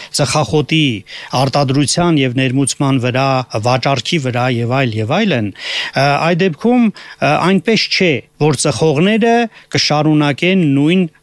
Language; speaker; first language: Armenian; native; Armenian